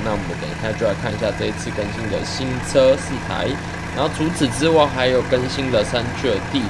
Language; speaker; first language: Chinese; native; Chinese